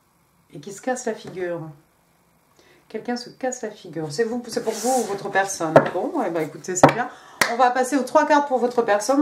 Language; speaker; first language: French; native; French